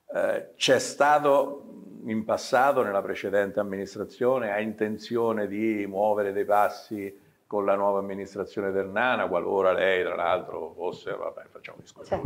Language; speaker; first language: Italian; native; Italian